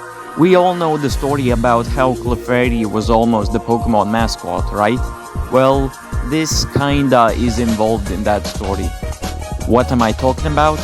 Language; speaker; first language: English; non-native, fluent; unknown